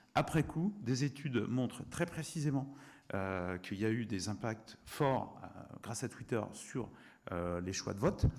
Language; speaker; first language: French; native; French